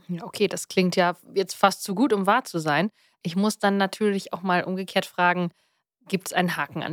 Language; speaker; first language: German; native; German